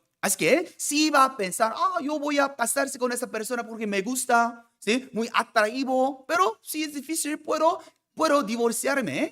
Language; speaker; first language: Spanish; non-native, fluent; Korean